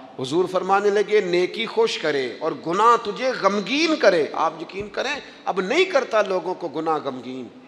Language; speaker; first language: Urdu; non-native, local second language; Punjabi